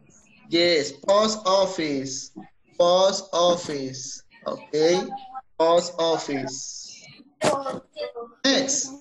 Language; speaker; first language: English; non-native, fluent; Spanish